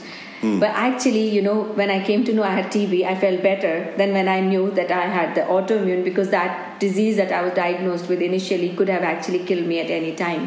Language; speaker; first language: English; non-native, local second language; Hindi